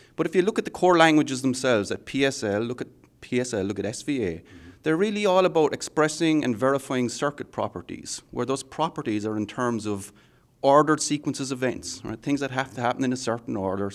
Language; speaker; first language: English; native; English